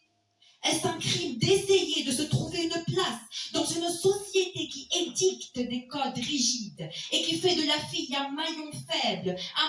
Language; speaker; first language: French; non-native, local second language; Arabic